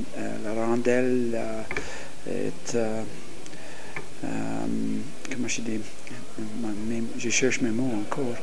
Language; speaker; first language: French; non-native, learner; English